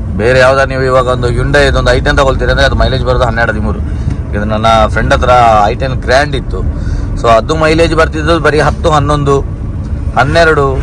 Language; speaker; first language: Kannada; non-native, local second language; Tulu